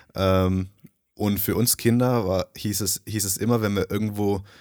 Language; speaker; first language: German; early bilingual, other home language; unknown